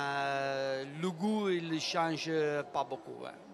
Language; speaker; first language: French; non-native, learner; Italian